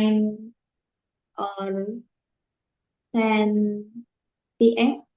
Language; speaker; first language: English; non-native, learner; Indonesian